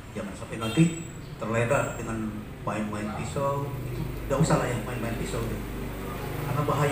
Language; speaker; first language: Indonesian; native; Indonesian